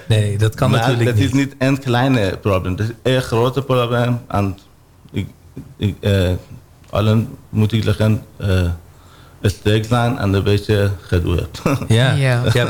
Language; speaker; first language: Dutch; non-native, learner; Persian